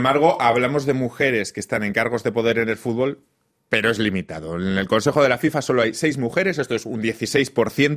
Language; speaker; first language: Spanish; native; Spanish